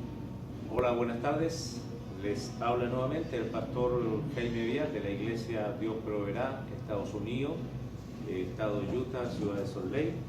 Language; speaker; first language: Spanish; native; Spanish